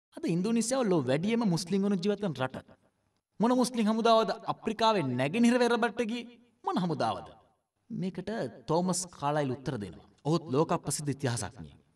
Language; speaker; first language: Sinhala; non-native, local second language; Tamil